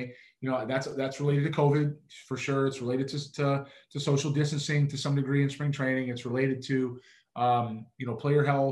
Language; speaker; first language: English; native; English